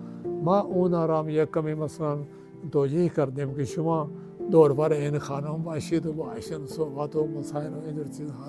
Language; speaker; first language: Persian; non-native, fluent; Urdu